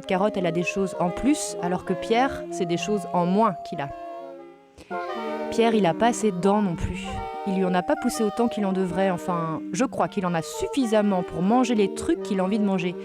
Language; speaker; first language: French; native; French